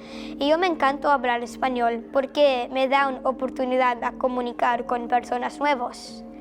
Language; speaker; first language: Spanish; non-native, fluent; English